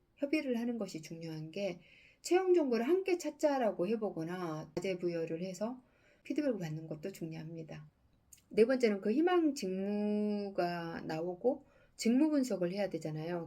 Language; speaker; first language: Korean; native; Korean